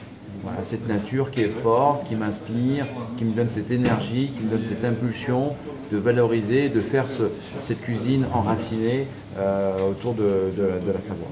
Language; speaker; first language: French; native; French